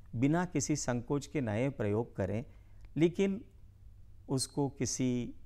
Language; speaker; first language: Hindi; native; Hindi